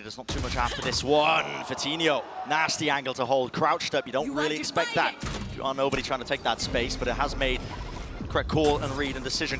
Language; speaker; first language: English; native; English